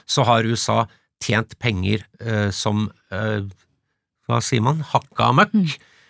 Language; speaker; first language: Norwegian; early bilingual, other home language; English